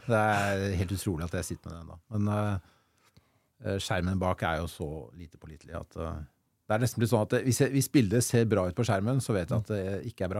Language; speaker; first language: Norwegian; native; Norwegian